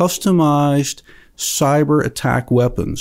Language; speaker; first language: English; non-native, fluent; Dutch